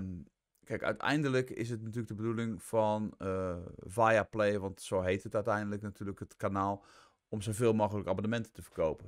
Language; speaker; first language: Dutch; native; Dutch